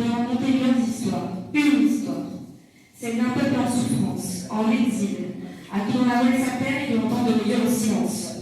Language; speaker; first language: French; native; French